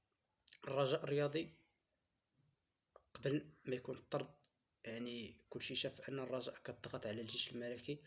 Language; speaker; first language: Arabic; native; Arabic